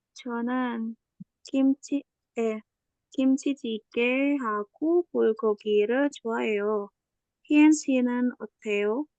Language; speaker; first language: Korean; non-native, learner; Indonesian